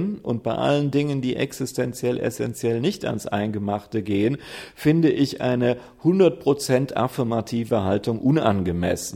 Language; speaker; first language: German; native; German